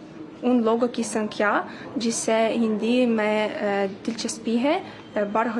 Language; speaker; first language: Hindi; non-native, fluent; Ukrainian